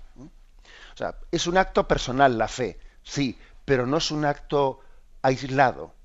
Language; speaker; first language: Spanish; native; Spanish